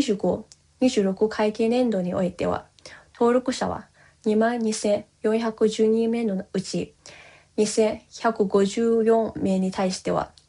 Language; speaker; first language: Japanese; non-native, fluent; Tibetan